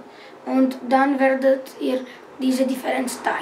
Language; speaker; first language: German; non-native, learner; Romanian